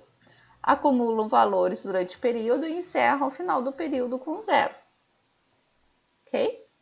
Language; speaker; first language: Portuguese; native; Portuguese